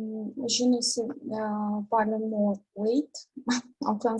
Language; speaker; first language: French; non-native, learner; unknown